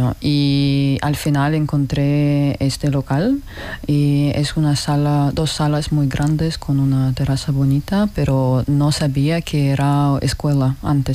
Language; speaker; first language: Spanish; non-native, learner; Russian